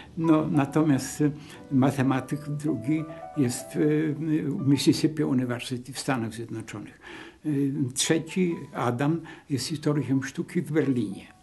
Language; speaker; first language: Polish; non-native, local second language; Kashubian